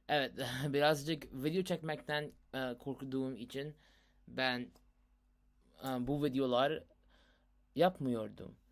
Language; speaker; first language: Turkish; non-native, learner; Urdu